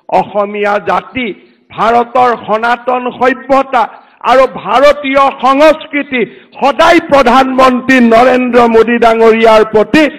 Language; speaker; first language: Assamese; native; Assamese